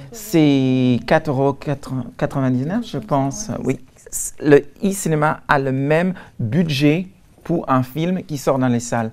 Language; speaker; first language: French; non-native, fluent; English